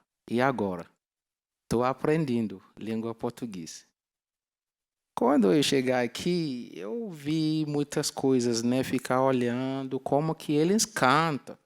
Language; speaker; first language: Portuguese; non-native, learner; Yoruba